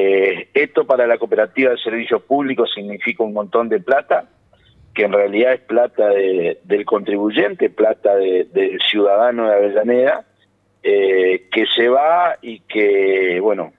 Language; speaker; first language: Spanish; native; Spanish